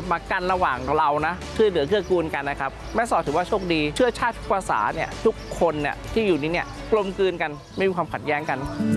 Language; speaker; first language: Thai; early bilingual, other home language; Chinese